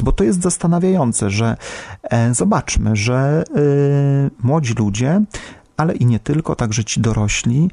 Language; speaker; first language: Polish; native; Polish